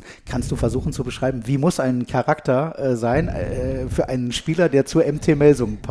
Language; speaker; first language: German; native; German